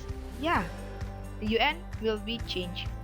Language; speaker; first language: English; non-native, learner; Indonesian